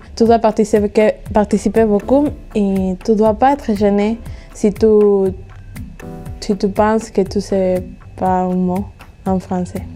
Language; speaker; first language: French; non-native, fluent; Spanish